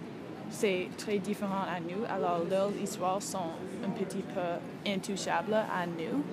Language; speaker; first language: French; non-native, learner; English